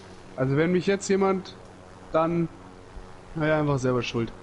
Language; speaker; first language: German; native; German